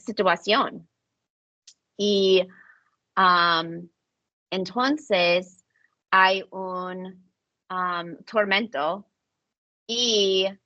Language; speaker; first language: Spanish; non-native, learner; English